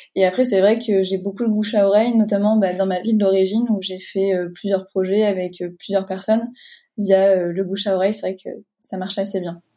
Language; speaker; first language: French; native; French